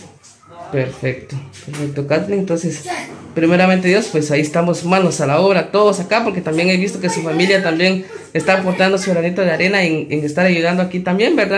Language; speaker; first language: Spanish; native; Spanish